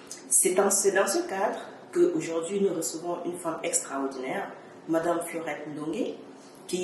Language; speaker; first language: French; native; French